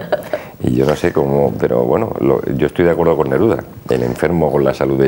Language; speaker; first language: Spanish; native; Spanish